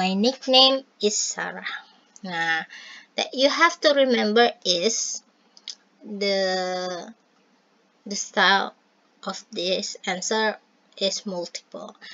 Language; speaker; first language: English; non-native, fluent; Indonesian